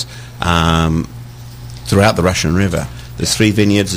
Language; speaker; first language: English; native; English